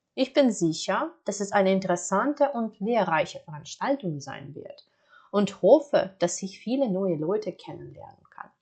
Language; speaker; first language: German; non-native, fluent; Ukrainian